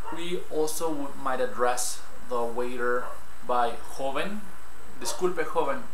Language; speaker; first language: English; non-native, fluent; Spanish